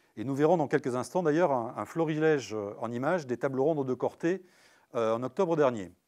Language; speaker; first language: French; native; French